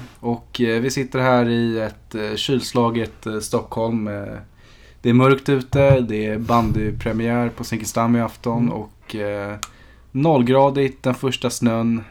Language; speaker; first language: Swedish; native; Swedish